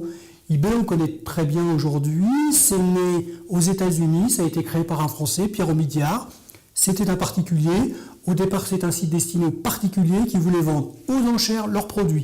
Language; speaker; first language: French; native; French